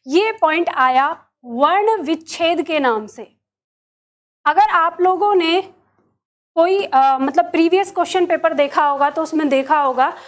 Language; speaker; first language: Hindi; native; Hindi